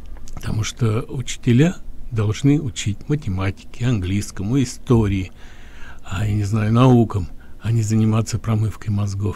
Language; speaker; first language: Russian; native; Russian